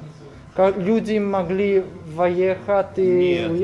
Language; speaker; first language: Russian; non-native, learner; Italian